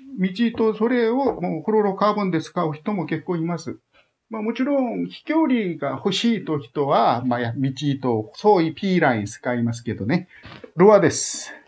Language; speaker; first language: Japanese; non-native, fluent; Korean